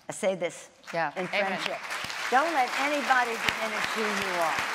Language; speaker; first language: English; native; English